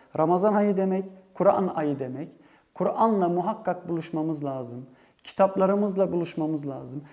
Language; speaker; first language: Turkish; early bilingual, heritage; Turkish